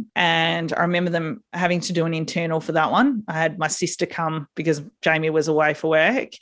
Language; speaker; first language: English; native; English